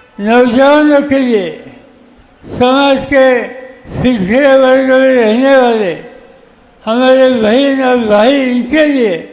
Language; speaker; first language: Hindi; non-native, local second language; Marathi